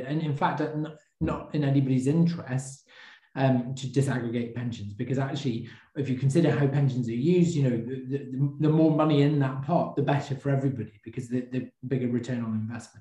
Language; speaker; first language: English; native; English